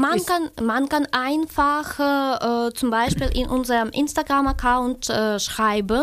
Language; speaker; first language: German; non-native, learner; Ukrainian